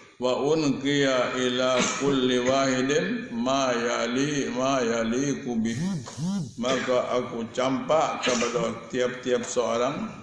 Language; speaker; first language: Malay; native; Malay